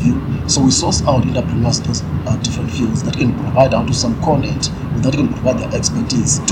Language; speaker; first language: English; non-native, local second language; Shona